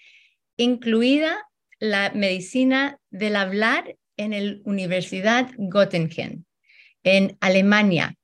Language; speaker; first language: Spanish; early bilingual, heritage; Spanish